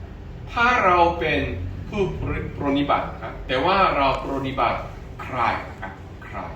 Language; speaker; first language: Thai; non-native, fluent; Korean